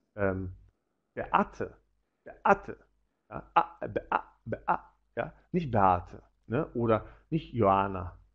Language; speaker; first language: German; non-native, fluent; Polish